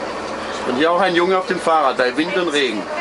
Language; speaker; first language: German; native; German